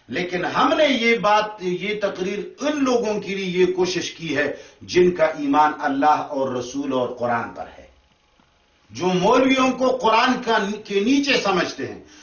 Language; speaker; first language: Urdu; non-native, local second language; Pashto